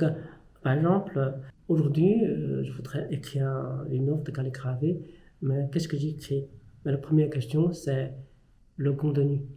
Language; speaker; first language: French; non-native, fluent; Chinese